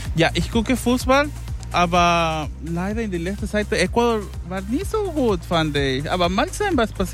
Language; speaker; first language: German; non-native, learner; Spanish